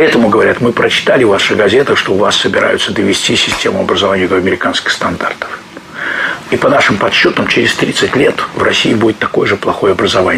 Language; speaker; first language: Russian; native; Russian